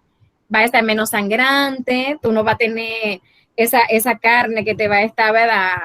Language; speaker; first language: Spanish; native; Spanish